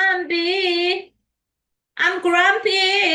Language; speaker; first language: English; non-native, learner; Indonesian